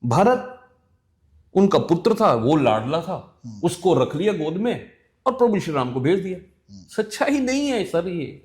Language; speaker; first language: Hindi; non-native, local second language; Punjabi